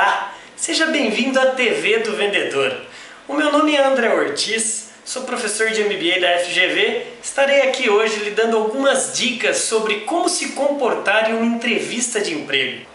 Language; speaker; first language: Portuguese; native; Portuguese